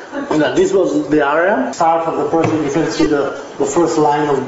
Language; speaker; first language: English; non-native, learner; Italian